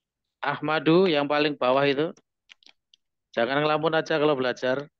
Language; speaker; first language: Indonesian; native; Indonesian